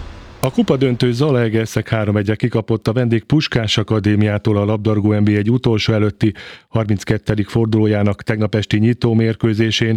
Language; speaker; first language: Hungarian; native; Hungarian